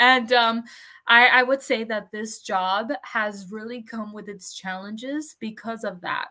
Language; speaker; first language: English; early bilingual, other home language; Spanish